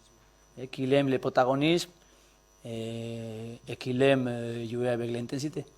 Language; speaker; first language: French; non-native, learner; Spanish